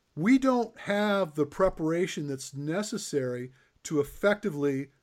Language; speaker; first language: English; native; English